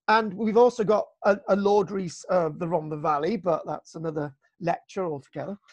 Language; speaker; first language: English; native; English